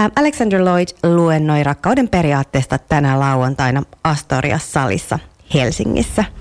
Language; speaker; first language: Finnish; native; Finnish